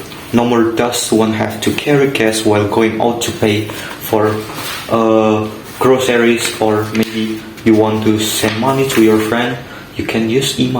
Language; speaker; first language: English; non-native, learner; Indonesian